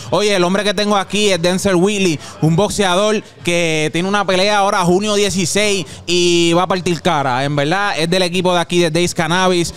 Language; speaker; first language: Spanish; early bilingual, heritage; Spanish